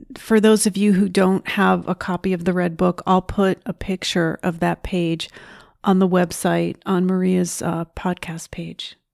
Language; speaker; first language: English; native; English